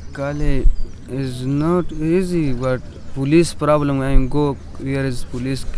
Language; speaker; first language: English; non-native, learner; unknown